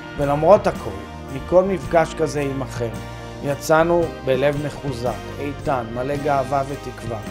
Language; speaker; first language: Hebrew; native; Hebrew